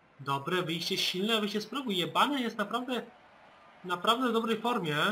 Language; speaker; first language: Polish; native; Polish